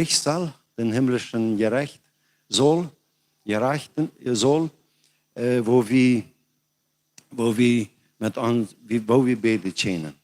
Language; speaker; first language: German; non-native, learner; Plautdietsch